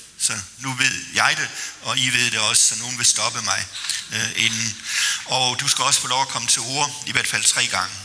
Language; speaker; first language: Danish; native; Danish